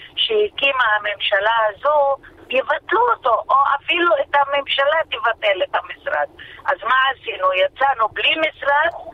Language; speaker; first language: Hebrew; non-native, local second language; Arabic